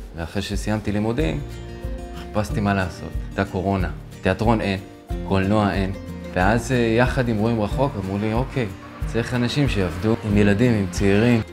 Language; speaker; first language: Hebrew; early bilingual, other home language; Russian